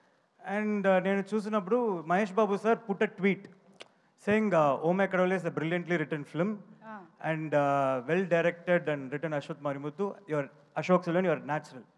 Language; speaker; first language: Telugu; non-native, learner; Tamil